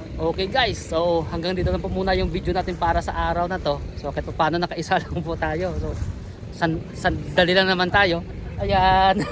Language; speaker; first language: Filipino; native; Filipino